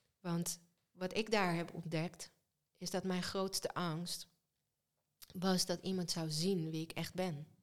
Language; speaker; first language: Dutch; early bilingual, other home language; Hebrew